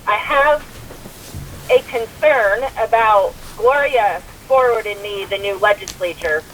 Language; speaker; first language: English; native; English